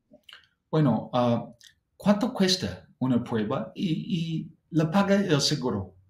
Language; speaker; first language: Spanish; non-native, fluent; English